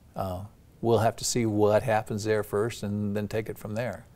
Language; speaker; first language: English; native; English